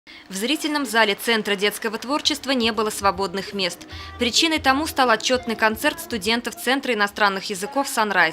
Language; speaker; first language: Russian; native; Russian